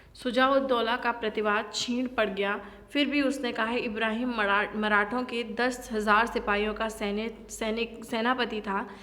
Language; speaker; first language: Hindi; native; Hindi